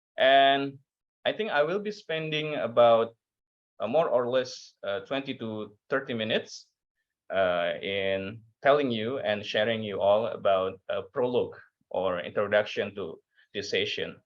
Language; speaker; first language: English; non-native, learner; Indonesian